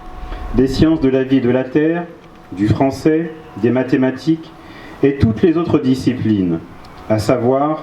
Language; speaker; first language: French; native; French